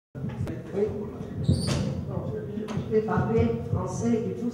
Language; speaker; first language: French; non-native, local second language; Arabic